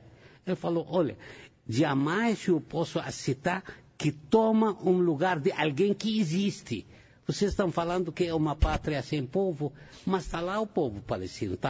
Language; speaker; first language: Portuguese; non-native, fluent; Arabic